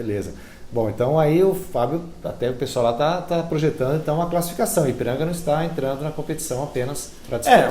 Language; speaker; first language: Portuguese; native; Portuguese